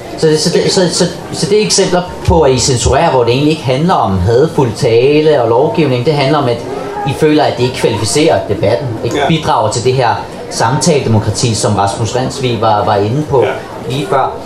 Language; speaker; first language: Danish; native; Danish